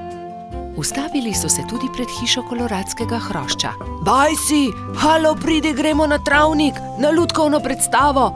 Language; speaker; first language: Slovenian; native; Slovenian